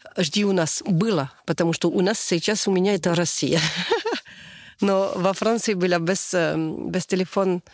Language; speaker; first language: Russian; non-native, learner; French